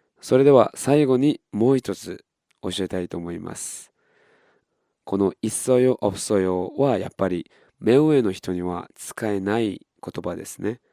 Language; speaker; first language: Japanese; non-native, fluent; Korean